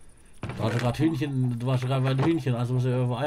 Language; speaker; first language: German; native; German